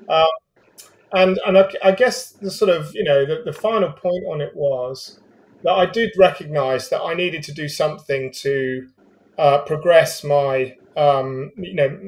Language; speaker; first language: English; native; English